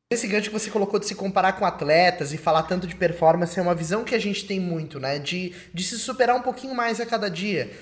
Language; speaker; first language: Portuguese; native; Portuguese